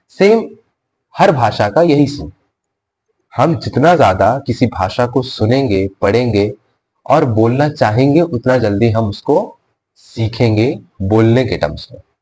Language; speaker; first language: Hindi; native; Hindi